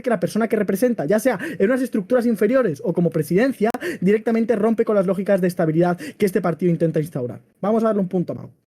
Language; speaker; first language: Spanish; native; Spanish